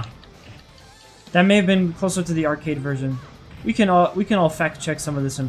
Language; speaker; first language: English; native; English